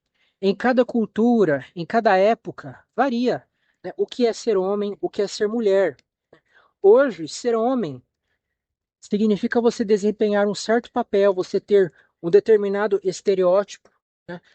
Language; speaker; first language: Portuguese; native; Portuguese